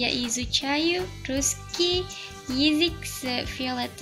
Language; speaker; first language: Russian; non-native, learner; Indonesian